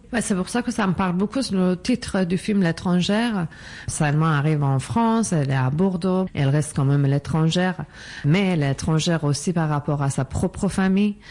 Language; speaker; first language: French; non-native, fluent; Persian